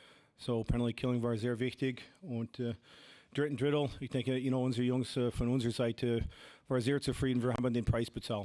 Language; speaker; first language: German; non-native, fluent; English